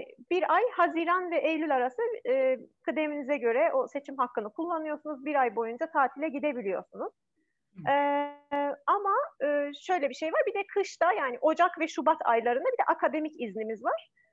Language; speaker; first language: Turkish; non-native, fluent; Persian